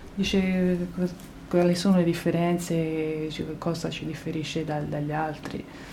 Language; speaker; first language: Italian; native; Italian